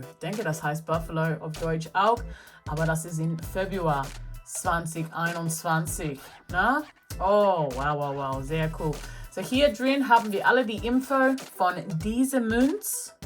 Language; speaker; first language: German; non-native, learner; English